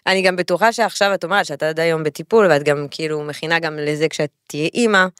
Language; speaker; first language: Hebrew; non-native, fluent; French